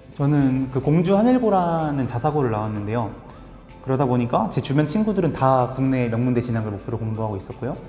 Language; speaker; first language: Korean; native; Korean